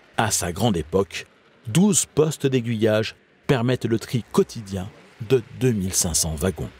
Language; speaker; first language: French; native; French